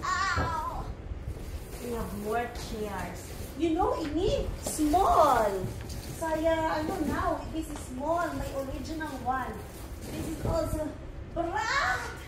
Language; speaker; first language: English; non-native, local second language; Hiligaynon